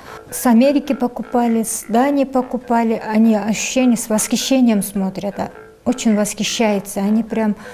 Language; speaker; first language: Russian; non-native, local second language; Kyrgyz